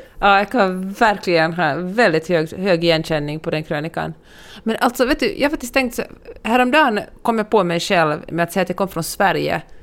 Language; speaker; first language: Swedish; native; Swedish